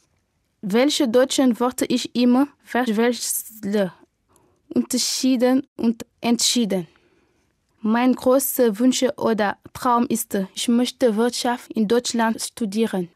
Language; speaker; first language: German; non-native, learner; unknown